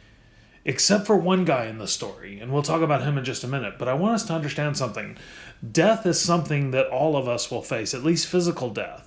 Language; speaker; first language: English; native; English